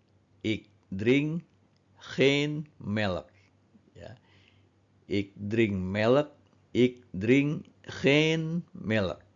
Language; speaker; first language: Dutch; non-native, fluent; Indonesian